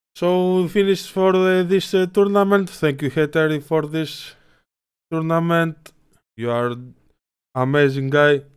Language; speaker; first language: English; non-native, learner; Greek